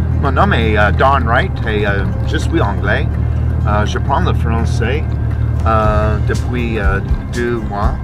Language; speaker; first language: French; non-native, learner; English